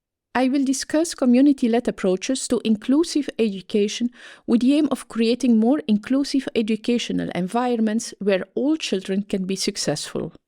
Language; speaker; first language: English; non-native, fluent; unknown